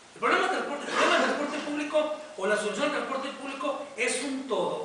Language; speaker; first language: Spanish; native; Spanish